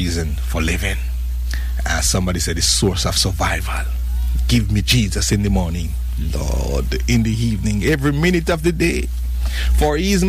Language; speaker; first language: English; non-native, local second language; Jamaican Creole English